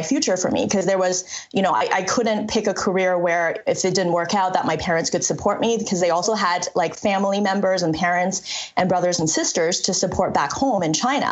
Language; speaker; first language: English; early bilingual, other home language; Chinese